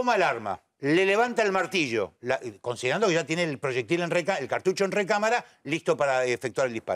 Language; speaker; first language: Spanish; native; Spanish